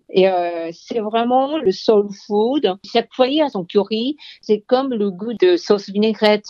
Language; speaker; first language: French; non-native, fluent; Japanese